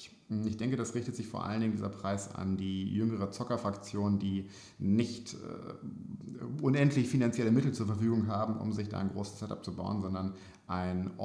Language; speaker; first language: German; native; German